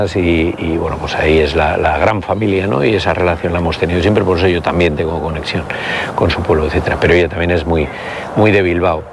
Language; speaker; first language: Spanish; native; Spanish